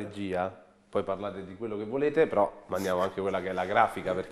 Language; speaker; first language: Italian; native; Italian